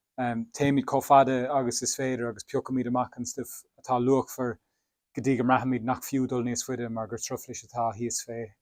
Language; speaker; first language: Irish; native; Irish